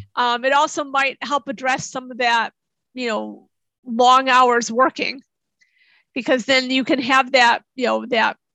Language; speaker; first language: English; native; English